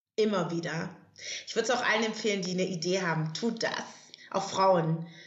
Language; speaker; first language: German; native; German